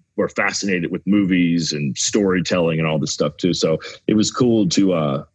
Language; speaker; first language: English; native; English